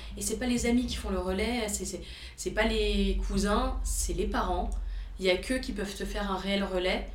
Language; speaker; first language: French; early bilingual, other home language; Romanian